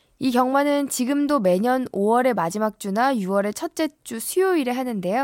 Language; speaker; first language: Korean; native; Korean